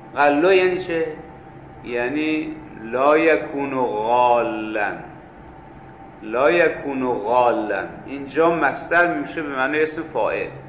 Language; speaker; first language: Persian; native; Persian